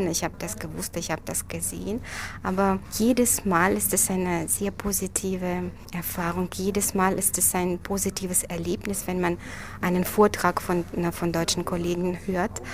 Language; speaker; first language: German; non-native, fluent; Russian